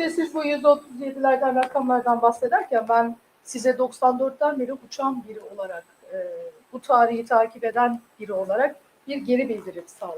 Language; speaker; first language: Turkish; native; Turkish